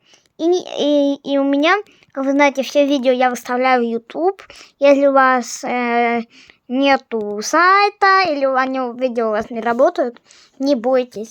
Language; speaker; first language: Russian; non-native, fluent; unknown